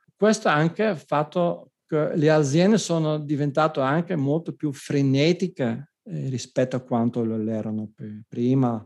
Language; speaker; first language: Italian; non-native, fluent; Dutch